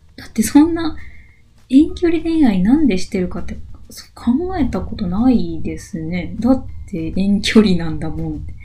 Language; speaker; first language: Japanese; native; Japanese